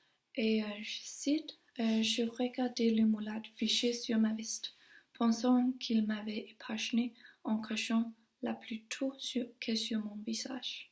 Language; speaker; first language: French; non-native, learner; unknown